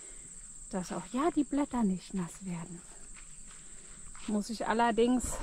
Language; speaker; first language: German; native; German